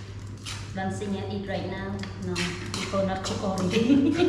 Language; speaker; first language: English; non-native, learner; Khmer